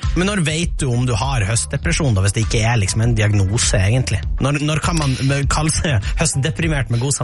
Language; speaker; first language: Norwegian; native; Norwegian